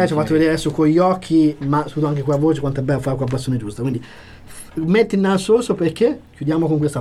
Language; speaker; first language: Italian; native; Italian